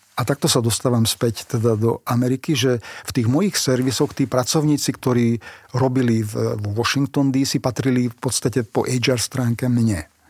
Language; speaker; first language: Slovak; non-native, local second language; Hungarian